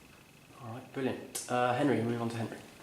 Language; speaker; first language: English; native; English